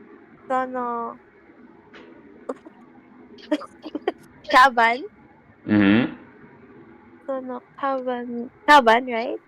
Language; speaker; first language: Japanese; non-native, learner; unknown